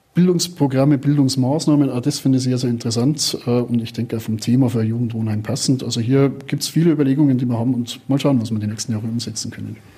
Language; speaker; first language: German; native; German